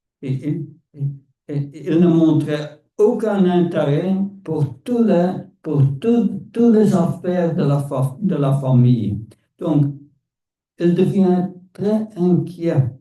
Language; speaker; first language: French; non-native, fluent; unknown